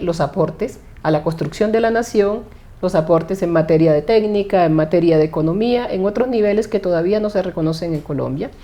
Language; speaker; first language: Spanish; native; Spanish